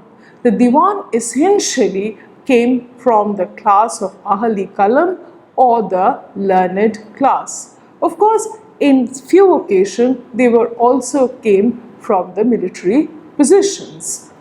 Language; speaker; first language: English; non-native, local second language; Bangla